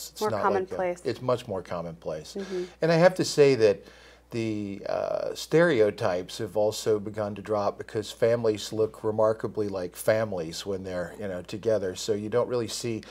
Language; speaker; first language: English; native; English